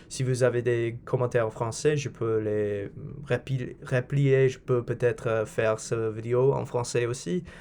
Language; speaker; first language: French; non-native, learner; English